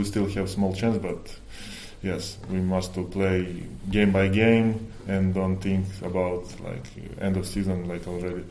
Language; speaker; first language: English; non-native, fluent; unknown